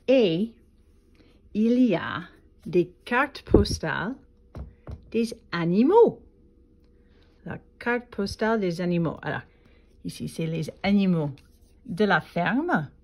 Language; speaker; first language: French; non-native, fluent; English